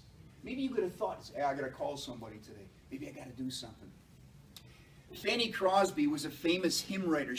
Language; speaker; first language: English; native; English